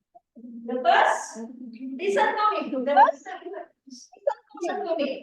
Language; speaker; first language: English; non-native, learner; Indonesian